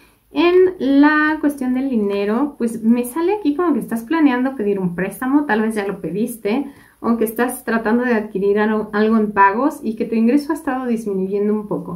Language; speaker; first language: Spanish; native; Spanish